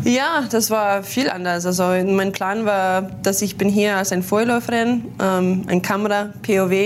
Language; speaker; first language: German; non-native, learner; English